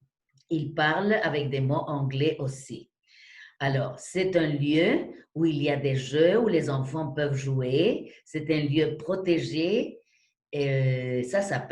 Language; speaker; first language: French; non-native, fluent; Spanish